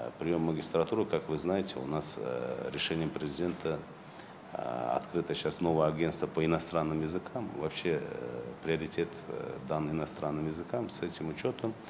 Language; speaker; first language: Russian; non-native, local second language; Uzbek